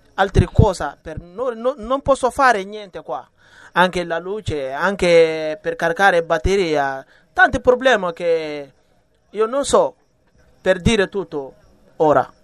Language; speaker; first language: Italian; non-native, learner; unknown